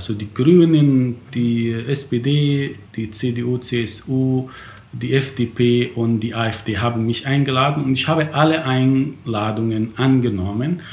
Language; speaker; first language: German; non-native, fluent; Arabic